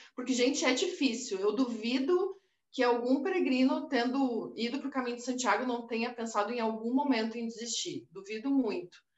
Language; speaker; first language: Portuguese; native; Portuguese